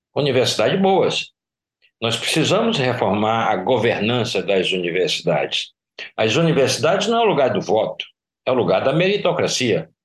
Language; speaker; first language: Portuguese; native; Portuguese